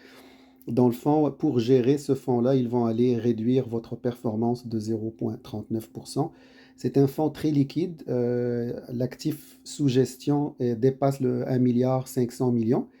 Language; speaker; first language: French; native; French